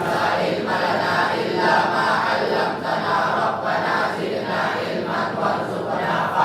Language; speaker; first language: Arabic; non-native, learner; Indonesian